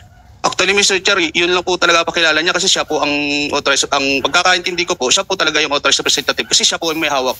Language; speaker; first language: Filipino; native; Filipino